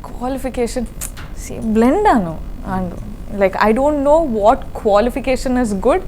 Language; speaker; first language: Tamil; non-native, learner; Kannada